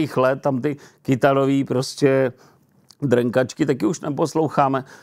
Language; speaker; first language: Czech; native; Czech